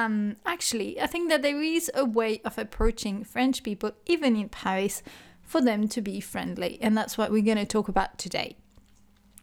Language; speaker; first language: English; non-native, fluent; French